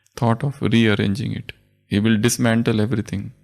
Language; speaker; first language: English; non-native, local second language; Hindi